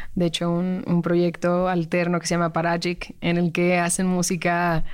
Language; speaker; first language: Spanish; native; Spanish